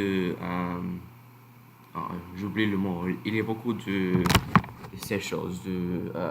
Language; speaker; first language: French; non-native, learner; English